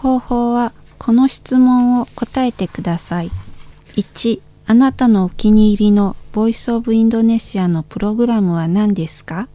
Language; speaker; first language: Japanese; non-native, fluent; Indonesian